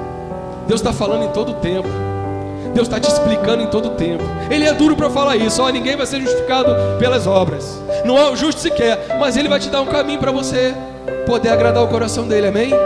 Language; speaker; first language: Portuguese; native; Portuguese